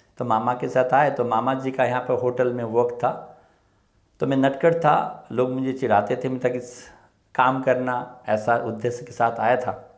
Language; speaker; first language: Hindi; early bilingual, other home language; Nepali